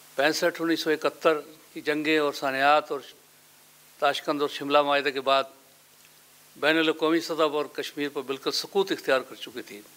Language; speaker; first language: Urdu; non-native, local second language; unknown